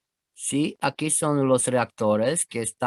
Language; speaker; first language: Spanish; non-native, learner; Romanian